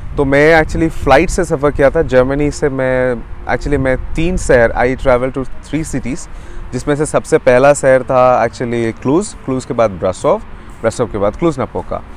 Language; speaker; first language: Hindi; native; Hindi